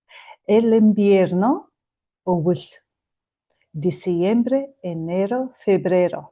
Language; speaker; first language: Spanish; non-native, fluent; Mongolian